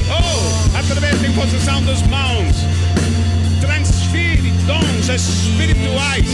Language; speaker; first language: Portuguese; non-native, learner; English